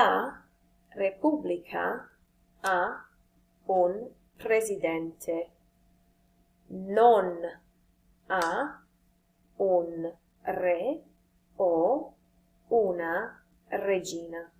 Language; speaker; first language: Italian; non-native, fluent; English